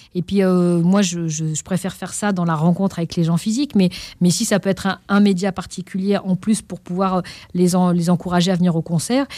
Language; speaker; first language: French; native; French